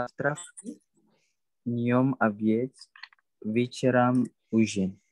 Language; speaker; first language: Russian; non-native, learner; Indonesian